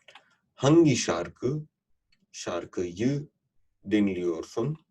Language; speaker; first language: Turkish; non-native, fluent; Urdu